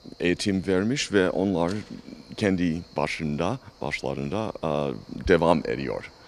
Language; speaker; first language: Turkish; non-native, fluent; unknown